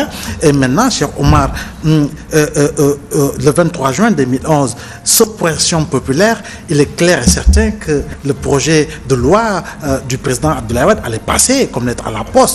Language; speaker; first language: French; non-native, local second language; Wolof